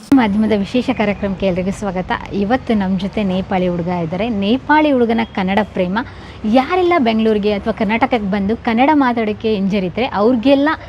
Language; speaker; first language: Kannada; native; Kannada